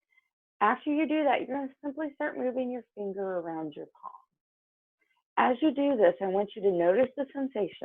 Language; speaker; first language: English; native; English